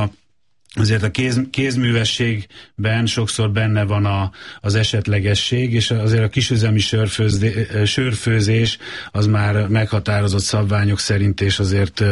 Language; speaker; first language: Hungarian; native; Hungarian